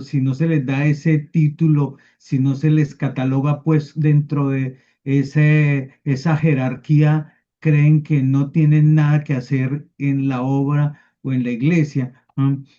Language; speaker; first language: Spanish; native; Spanish